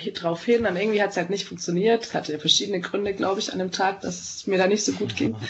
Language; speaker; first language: German; native; German